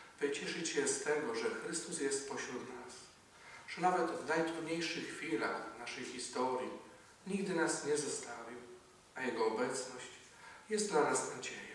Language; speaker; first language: Polish; native; Polish